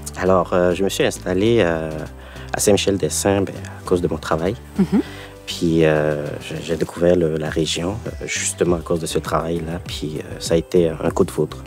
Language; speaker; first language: French; non-native, local second language; Ewe